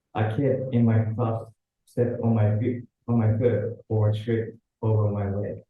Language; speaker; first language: English; non-native, learner; Japanese